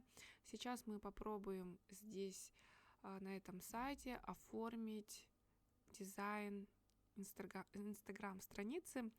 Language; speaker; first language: Russian; native; Russian